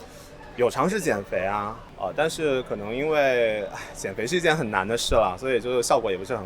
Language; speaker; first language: Chinese; native; Chinese